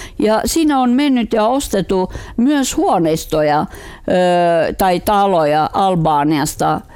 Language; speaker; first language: Finnish; non-native, fluent; Albanian